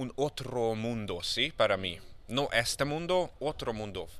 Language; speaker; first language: Spanish; non-native, learner; Hungarian